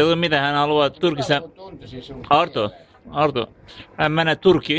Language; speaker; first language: Finnish; non-native, learner; Turkish